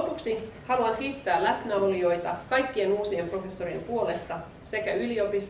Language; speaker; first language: Finnish; native; Finnish